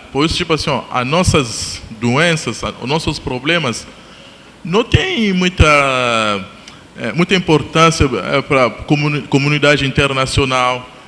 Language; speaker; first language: Portuguese; non-native, fluent; Lingala